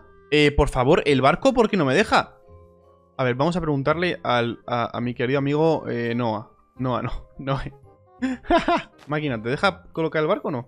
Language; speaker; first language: Spanish; native; Spanish